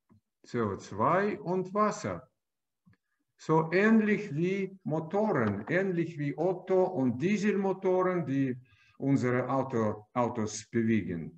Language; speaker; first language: German; non-native, fluent; Russian